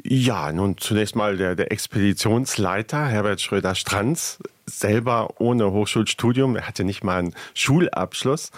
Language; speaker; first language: German; native; German